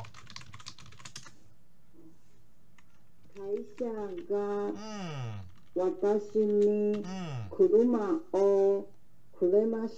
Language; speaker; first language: Japanese; non-native, learner; Chinese